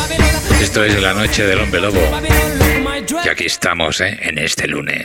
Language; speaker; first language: Spanish; native; Spanish